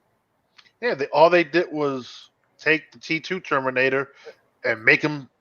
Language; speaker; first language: English; native; English